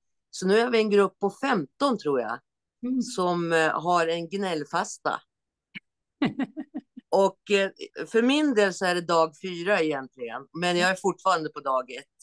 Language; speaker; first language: Swedish; native; Swedish